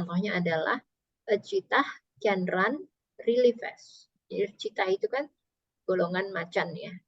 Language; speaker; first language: Indonesian; native; Indonesian